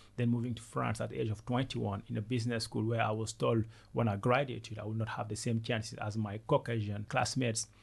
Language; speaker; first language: English; non-native, fluent; Wolof